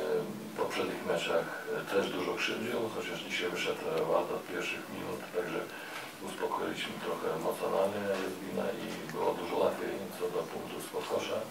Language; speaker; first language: Polish; non-native, fluent; Lithuanian